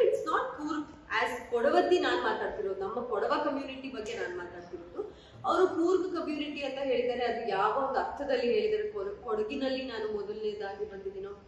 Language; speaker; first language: Kannada; non-native, local second language; Kodava